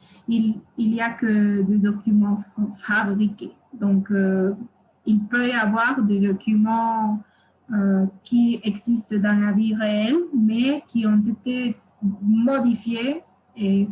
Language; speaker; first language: French; non-native, fluent; Spanish